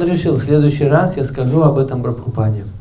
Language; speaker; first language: Russian; native; Russian